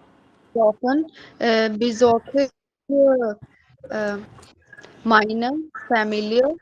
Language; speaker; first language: German; non-native, learner; Hindi